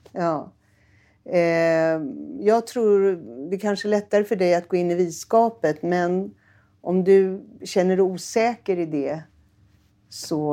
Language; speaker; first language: Swedish; native; Swedish